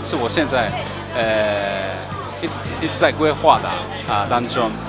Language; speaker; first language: Chinese; non-native, fluent; Japanese